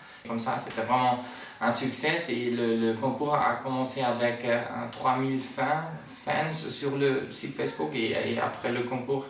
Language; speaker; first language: French; non-native, fluent; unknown